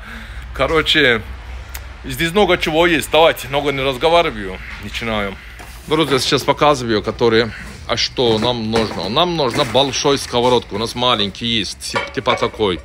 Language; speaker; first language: Russian; non-native, learner; Turkish